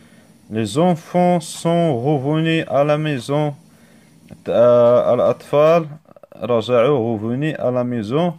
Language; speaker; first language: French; non-native, local second language; Arabic